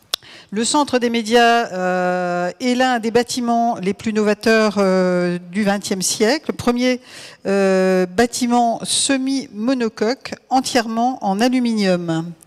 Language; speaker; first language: French; native; French